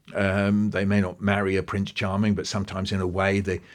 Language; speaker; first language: English; native; English